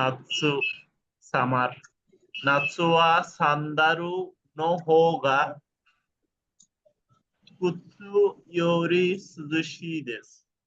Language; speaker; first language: Japanese; non-native, fluent; Bangla